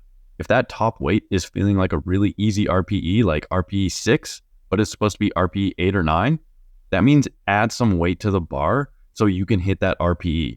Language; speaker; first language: English; native; English